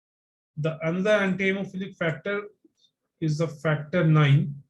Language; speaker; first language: English; non-native, local second language; Bangla